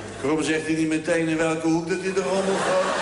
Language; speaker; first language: Dutch; native; Dutch